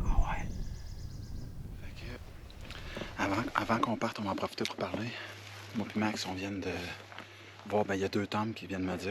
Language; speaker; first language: French; native; French